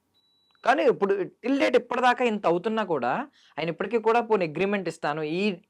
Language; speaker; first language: Telugu; native; Telugu